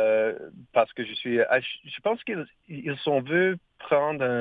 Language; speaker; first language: French; non-native, learner; English